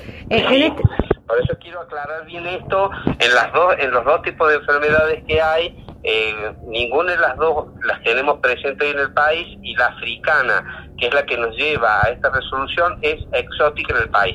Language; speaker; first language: Spanish; native; Spanish